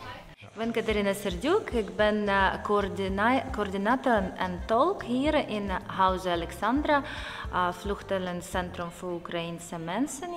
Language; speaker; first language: Dutch; non-native, fluent; Ukrainian